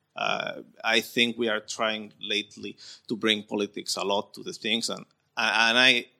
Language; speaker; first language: English; non-native, fluent; Spanish